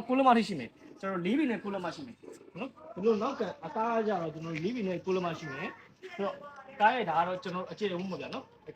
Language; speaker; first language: Burmese; native; Burmese